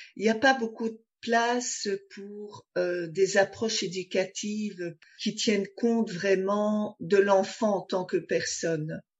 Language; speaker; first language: French; native; French